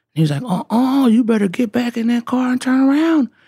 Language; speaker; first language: English; native; English